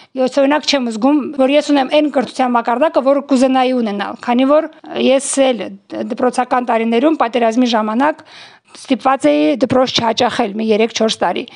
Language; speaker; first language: Armenian; native; Armenian